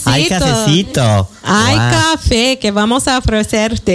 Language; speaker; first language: Spanish; non-native, fluent; English